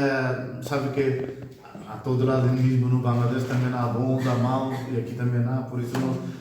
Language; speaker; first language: Portuguese; non-native, fluent; Bangla